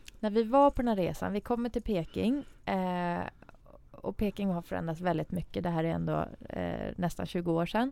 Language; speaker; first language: Swedish; early bilingual, other home language; Persian